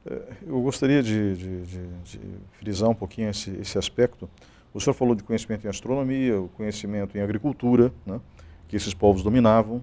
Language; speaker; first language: Portuguese; native; Portuguese